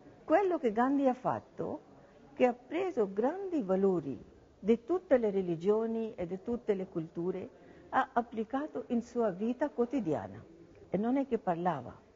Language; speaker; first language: Italian; non-native, learner; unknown